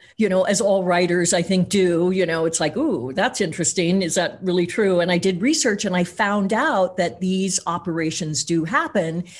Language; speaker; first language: English; native; English